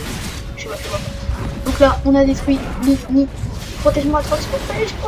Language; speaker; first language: French; native; French